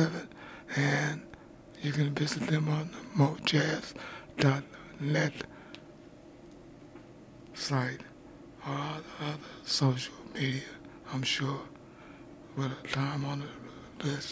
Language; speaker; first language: English; native; English